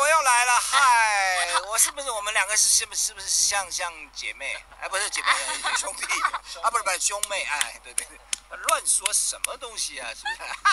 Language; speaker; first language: Chinese; native; Chinese